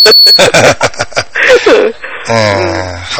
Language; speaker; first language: Chinese; native; Chinese